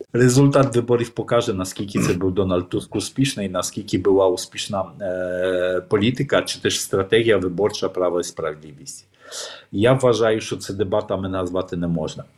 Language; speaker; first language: Ukrainian; non-native, fluent; Polish